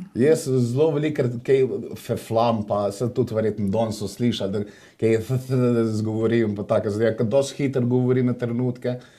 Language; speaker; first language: Slovenian; native; Slovenian